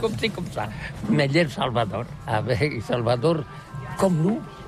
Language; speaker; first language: French; non-native, learner; Catalan